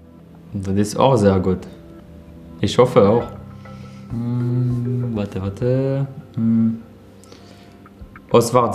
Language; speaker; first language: German; non-native, learner; French